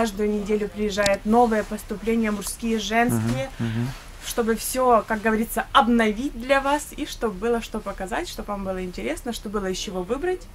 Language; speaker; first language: Russian; native; Russian